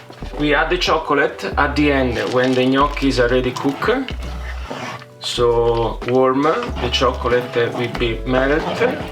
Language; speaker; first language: English; non-native, fluent; Italian